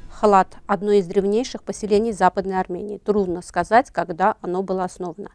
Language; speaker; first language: Russian; non-native, local second language; Armenian